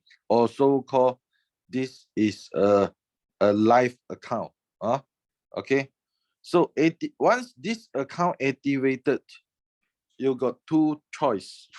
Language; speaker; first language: English; non-native, fluent; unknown